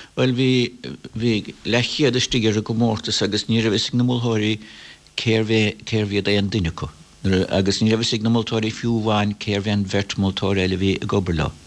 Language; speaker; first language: Irish; native; Irish